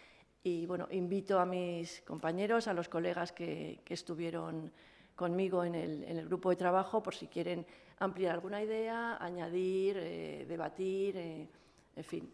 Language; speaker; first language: Spanish; native; Spanish